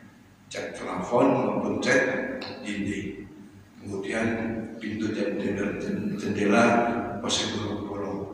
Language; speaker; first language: Indonesian; native; Indonesian